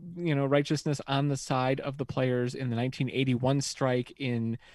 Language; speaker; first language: English; native; English